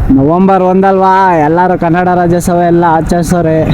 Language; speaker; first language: Kannada; non-native, local second language; Marathi